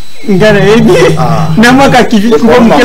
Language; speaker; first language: French; non-native, local second language; Lingala